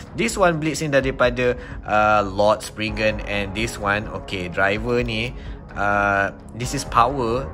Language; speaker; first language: English; non-native, local second language; Malay